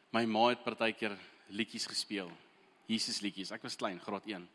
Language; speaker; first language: Afrikaans; early bilingual, heritage; Afrikaans